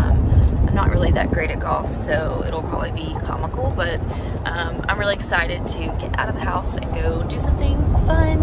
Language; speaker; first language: English; native; English